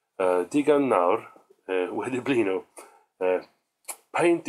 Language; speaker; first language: Welsh; non-native, learner; Swedish